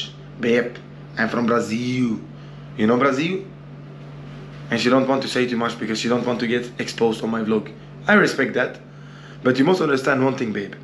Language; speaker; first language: English; non-native, learner; Portuguese